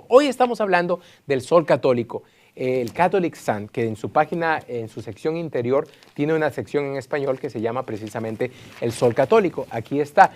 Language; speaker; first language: Spanish; native; Spanish